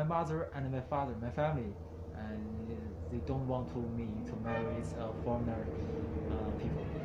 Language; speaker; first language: English; non-native, learner; Chinese